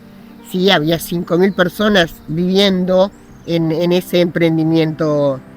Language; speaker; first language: Spanish; native; Spanish